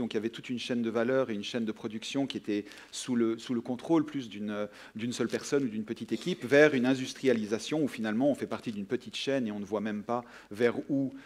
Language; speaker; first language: French; native; French